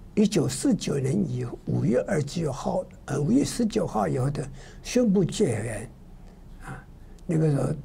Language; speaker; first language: Chinese; non-native, local second language; Min Nan Chinese